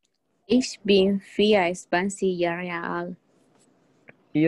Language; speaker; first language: German; non-native, learner; Spanish